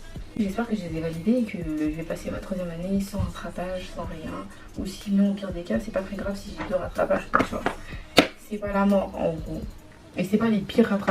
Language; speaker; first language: French; native; French